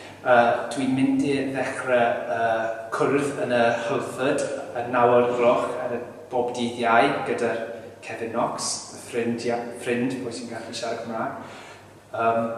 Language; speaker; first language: Welsh; non-native, learner; English